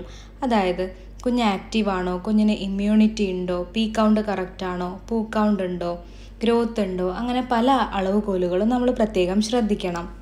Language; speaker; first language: Malayalam; native; Malayalam